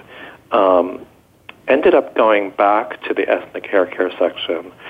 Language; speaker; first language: English; native; English